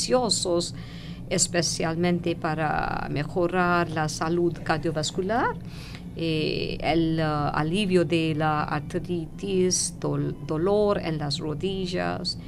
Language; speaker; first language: Spanish; non-native, fluent; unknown